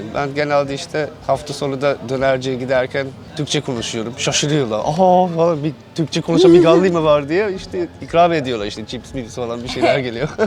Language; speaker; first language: Turkish; non-native, fluent; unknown